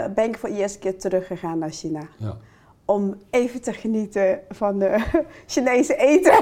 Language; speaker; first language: Dutch; non-native, fluent; Chinese